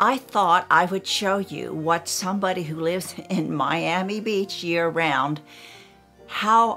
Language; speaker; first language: English; native; English